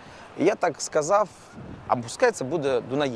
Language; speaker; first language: Ukrainian; native; Ukrainian